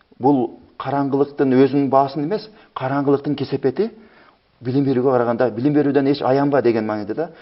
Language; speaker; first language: Kyrgyz; native; Kyrgyz